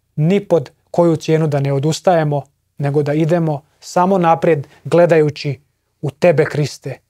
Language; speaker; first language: Croatian; native; Croatian